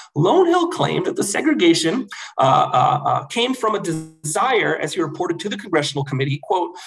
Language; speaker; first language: English; native; English